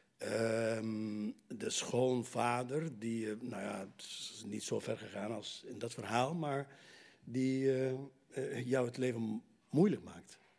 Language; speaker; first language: Dutch; non-native, fluent; Arabic